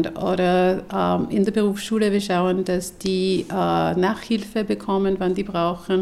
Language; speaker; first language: German; non-native, fluent; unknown